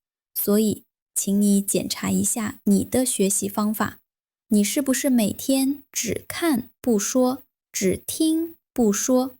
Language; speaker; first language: Chinese; non-native, fluent; Vietnamese